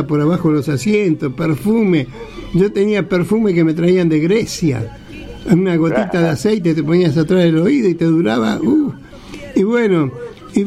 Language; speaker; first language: Spanish; native; Spanish